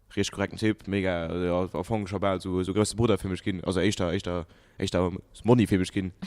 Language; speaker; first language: Luxembourgish; native; Luxembourgish